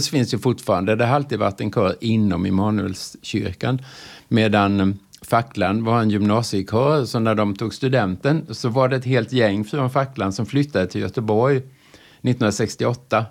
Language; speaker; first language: Swedish; native; Swedish